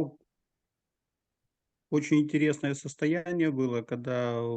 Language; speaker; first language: Russian; native; Russian